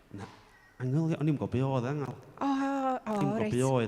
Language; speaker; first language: Welsh; native; Welsh